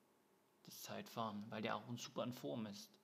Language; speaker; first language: German; native; German